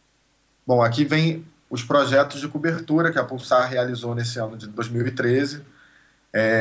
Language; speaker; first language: Portuguese; native; Portuguese